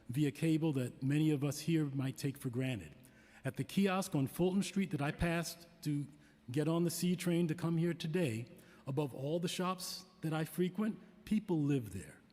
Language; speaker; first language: English; native; English